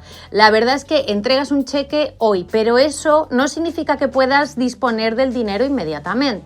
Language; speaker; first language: Spanish; native; Spanish